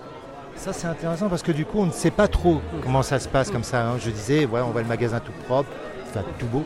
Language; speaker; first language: French; native; French